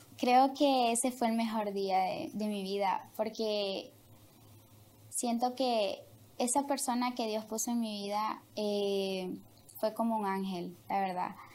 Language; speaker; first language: Spanish; native; Spanish